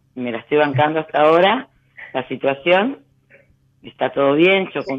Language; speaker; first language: Spanish; native; Spanish